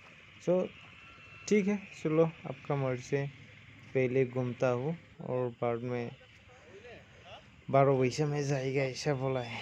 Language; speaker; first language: Hindi; non-native, local second language; Bodo